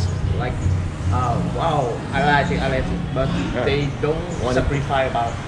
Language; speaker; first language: English; non-native, learner; Vietnamese